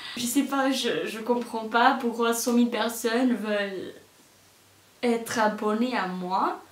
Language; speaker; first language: French; non-native, fluent; English